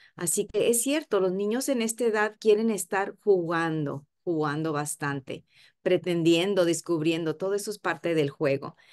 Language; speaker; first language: Spanish; early bilingual, heritage; Spanish